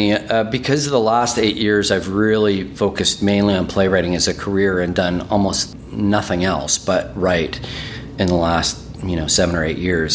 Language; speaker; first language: English; early bilingual, other home language; German